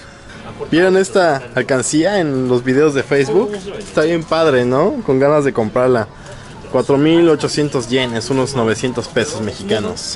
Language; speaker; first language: Spanish; native; Spanish